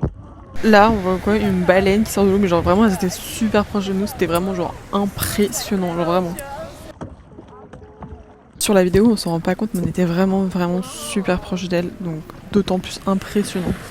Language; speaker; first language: French; native; French